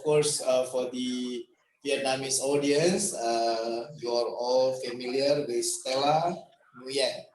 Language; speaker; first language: English; non-native, fluent; Indonesian